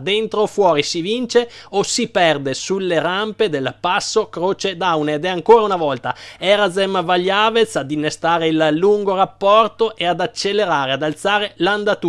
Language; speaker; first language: Italian; native; Italian